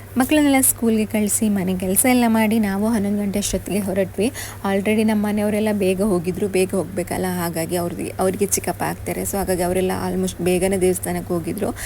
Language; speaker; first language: Kannada; non-native, local second language; Tulu